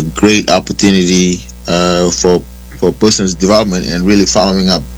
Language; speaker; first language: English; non-native, fluent; Wolof